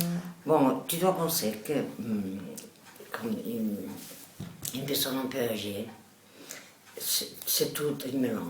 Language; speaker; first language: French; non-native, learner; Catalan